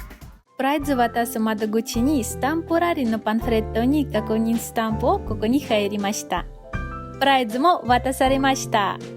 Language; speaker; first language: Japanese; non-native, learner; Russian